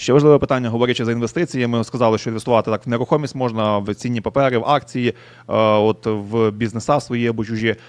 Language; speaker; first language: Ukrainian; native; Ukrainian